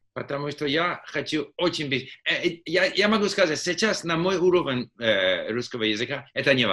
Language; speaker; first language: Russian; non-native, fluent; English